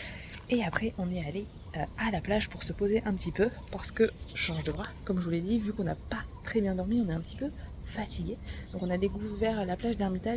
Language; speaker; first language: French; native; French